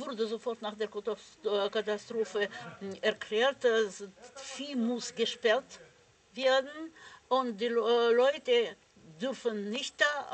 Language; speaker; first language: German; non-native, fluent; Russian